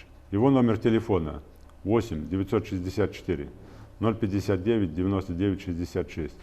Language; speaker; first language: Russian; non-native, local second language; Ingush